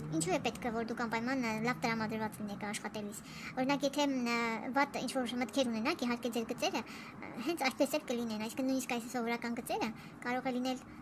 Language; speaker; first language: Armenian; early bilingual, heritage; Armenian